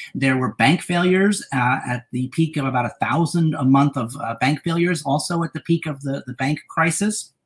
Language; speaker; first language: English; native; English